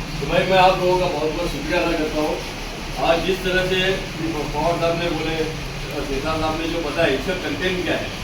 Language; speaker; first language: Hindi; native; Hindi